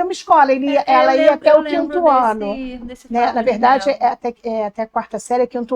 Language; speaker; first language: Portuguese; native; Portuguese